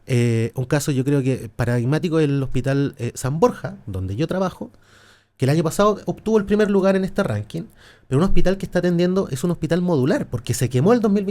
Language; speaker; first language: Spanish; native; Spanish